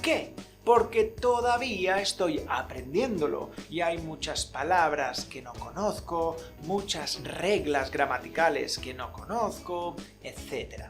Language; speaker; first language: Spanish; native; Spanish